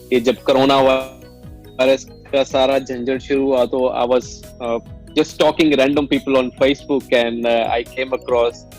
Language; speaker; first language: Hindi; non-native, local second language; Punjabi